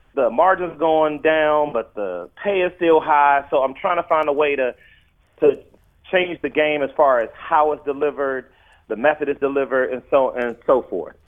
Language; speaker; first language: English; early bilingual, other home language; Arabic